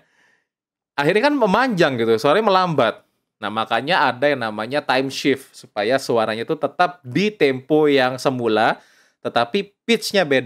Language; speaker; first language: Indonesian; native; Indonesian